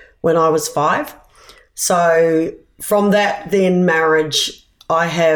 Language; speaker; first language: English; native; English